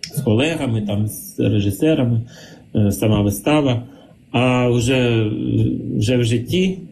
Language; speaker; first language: Ukrainian; non-native, local second language; Russian